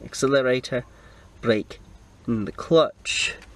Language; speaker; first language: English; native; English